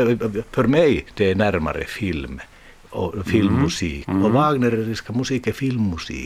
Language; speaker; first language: Swedish; non-native, learner; Finnish